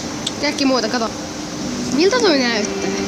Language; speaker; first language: Finnish; native; Finnish